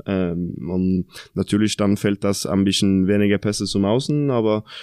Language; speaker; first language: German; non-native, fluent; Norwegian